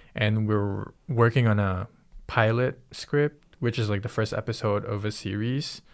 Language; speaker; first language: English; early bilingual, other home language; Filipino